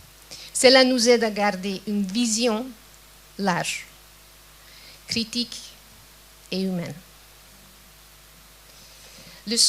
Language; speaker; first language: French; non-native, fluent; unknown